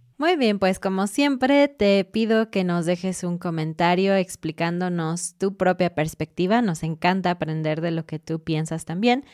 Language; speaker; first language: Spanish; native; Spanish